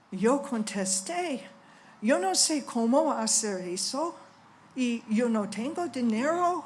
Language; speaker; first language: Spanish; non-native, fluent; English